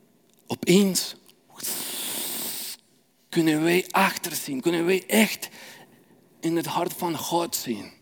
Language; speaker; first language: Dutch; non-native, fluent; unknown